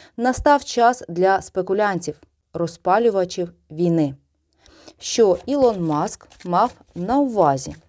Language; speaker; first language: Ukrainian; non-native, local second language; Russian